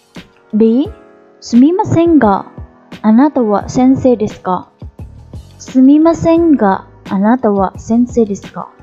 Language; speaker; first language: Japanese; non-native, fluent; Khmer